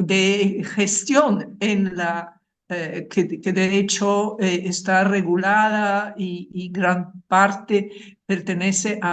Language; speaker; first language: Spanish; non-native, fluent; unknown